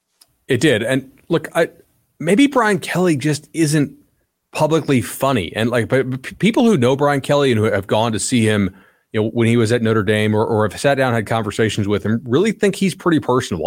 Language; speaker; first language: English; native; English